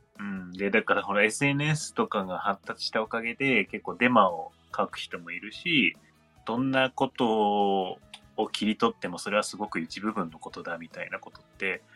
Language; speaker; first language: Japanese; native; Japanese